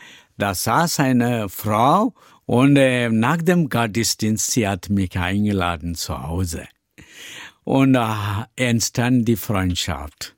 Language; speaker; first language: German; non-native, learner; Tamil